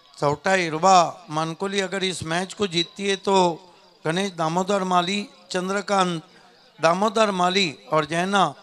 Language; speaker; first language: Hindi; non-native, local second language; Marathi